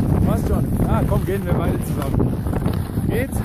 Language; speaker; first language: German; non-native, learner; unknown